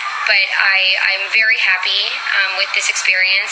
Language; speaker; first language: English; early bilingual, other home language; Spanish